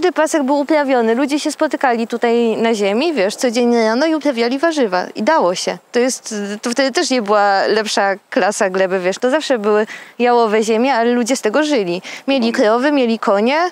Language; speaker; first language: Polish; native; Polish